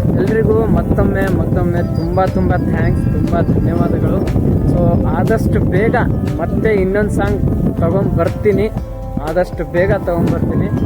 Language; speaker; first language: Kannada; non-native, local second language; Lambadi